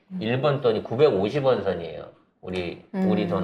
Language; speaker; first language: Korean; native; Korean